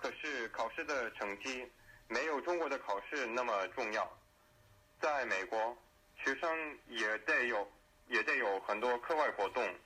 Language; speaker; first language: Chinese; early bilingual, heritage; Chinese